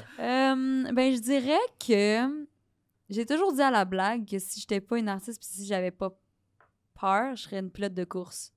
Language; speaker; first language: French; native; French